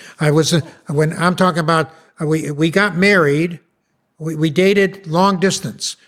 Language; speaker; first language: English; early bilingual, other home language; Yiddish